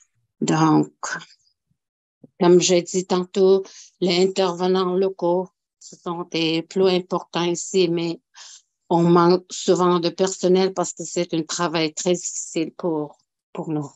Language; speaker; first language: French; non-native, local second language; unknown